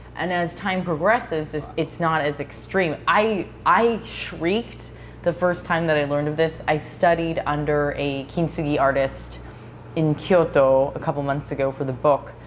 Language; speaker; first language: English; native; English